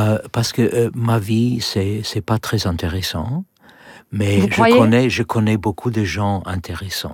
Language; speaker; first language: French; non-native, learner; English